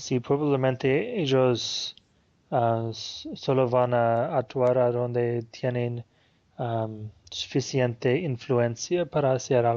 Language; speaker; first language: Spanish; non-native, fluent; Portuguese